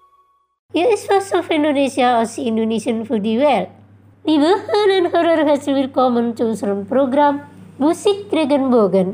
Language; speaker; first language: German; non-native, fluent; Indonesian